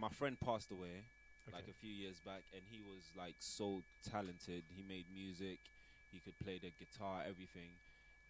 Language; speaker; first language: English; non-native, local second language; Akan